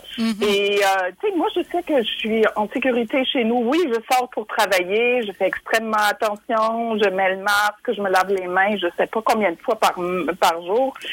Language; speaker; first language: French; non-native, fluent; German